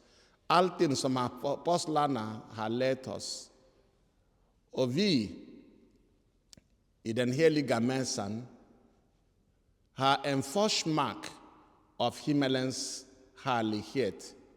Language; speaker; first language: Swedish; non-native, fluent; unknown